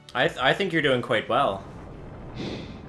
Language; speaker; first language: English; native; English